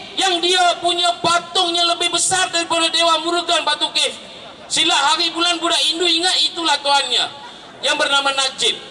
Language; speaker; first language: Malay; early bilingual, other home language; Tamil